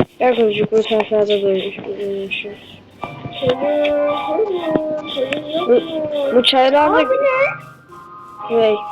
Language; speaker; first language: Turkish; native; Turkish